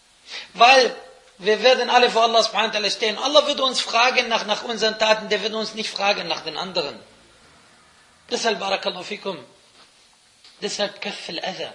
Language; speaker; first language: German; non-native, fluent; Arabic